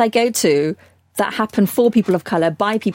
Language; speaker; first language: English; native; English